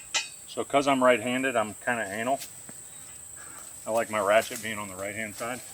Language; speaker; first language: English; native; English